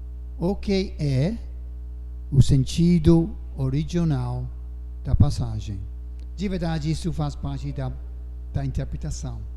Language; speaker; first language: Portuguese; non-native, fluent; English